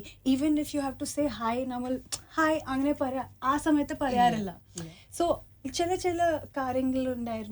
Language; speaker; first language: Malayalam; early bilingual, heritage; Malayalam